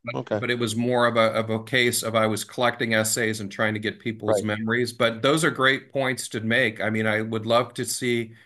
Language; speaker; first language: English; native; English